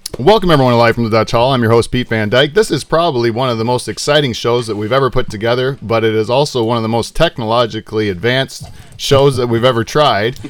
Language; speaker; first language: English; native; English